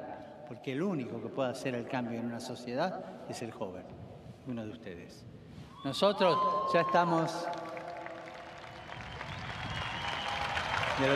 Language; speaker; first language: Spanish; native; Spanish